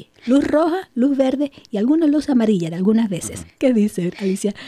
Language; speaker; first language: Spanish; native; Spanish